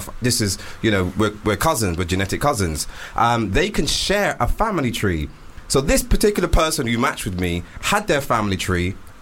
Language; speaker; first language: English; native; English